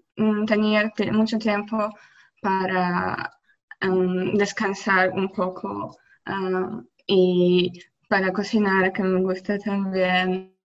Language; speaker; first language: Spanish; non-native, learner; Polish